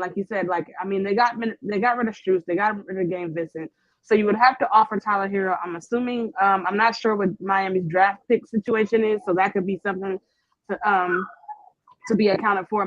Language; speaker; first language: English; native; English